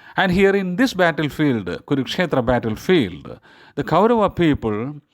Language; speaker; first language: English; non-native, local second language; Malayalam